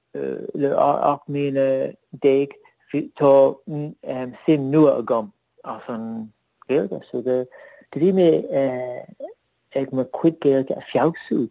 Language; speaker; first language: Irish; non-native, learner; English